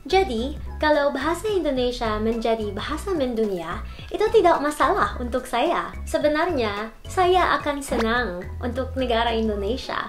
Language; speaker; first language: Indonesian; non-native, learner; Filipino